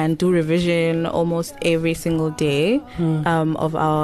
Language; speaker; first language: English; non-native, local second language; Xhosa